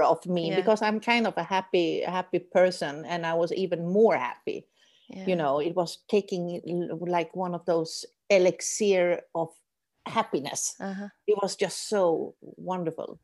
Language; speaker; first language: English; non-native, fluent; Swedish